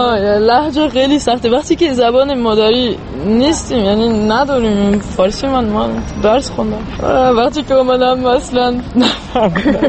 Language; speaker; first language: Persian; non-native, fluent; French